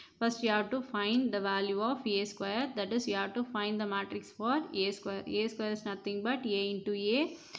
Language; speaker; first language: English; non-native, local second language; Tamil